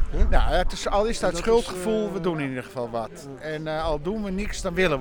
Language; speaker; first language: Dutch; native; Dutch